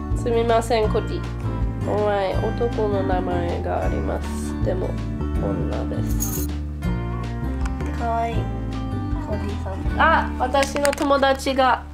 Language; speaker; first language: Japanese; non-native, learner; English